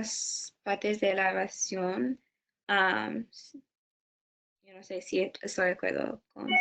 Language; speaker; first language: Spanish; non-native, learner; English